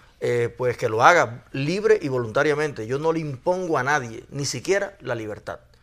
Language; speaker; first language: Spanish; native; Spanish